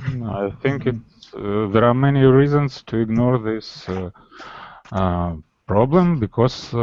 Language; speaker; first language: English; non-native, learner; Russian